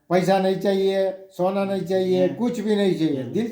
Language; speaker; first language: Hindi; non-native, local second language; Malayalam